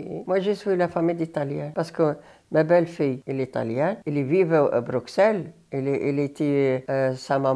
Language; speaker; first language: French; non-native, learner; Arabic